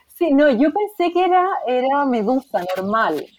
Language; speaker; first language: Spanish; native; Spanish